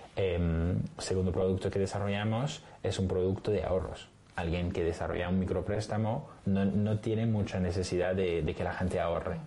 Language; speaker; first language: Spanish; non-native, fluent; French